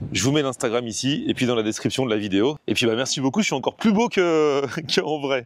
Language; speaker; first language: French; native; French